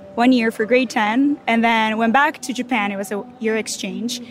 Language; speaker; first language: English; non-native, fluent; Japanese